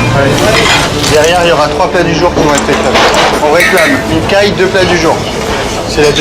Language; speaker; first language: French; native; French